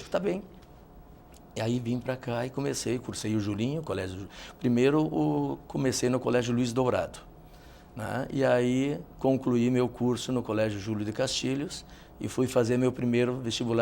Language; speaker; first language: Portuguese; native; Portuguese